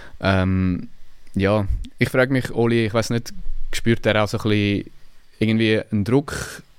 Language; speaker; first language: German; native; German